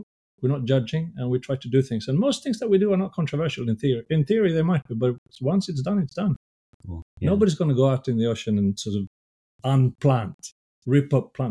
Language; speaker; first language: English; non-native, fluent; Swedish